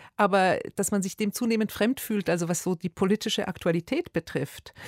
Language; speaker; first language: German; native; German